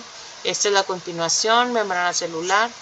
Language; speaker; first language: Spanish; native; Spanish